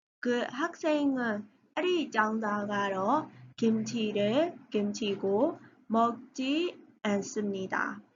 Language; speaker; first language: Korean; non-native, learner; Burmese